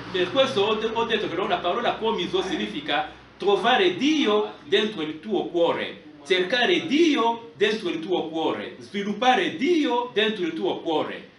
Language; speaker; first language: Italian; non-native, fluent; Lingala